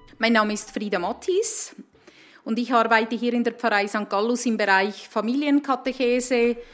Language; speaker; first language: German; native; German